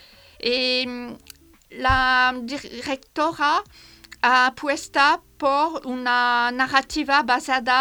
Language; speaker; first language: Spanish; non-native, fluent; French